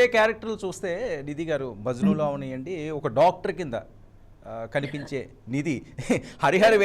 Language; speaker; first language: Telugu; native; Telugu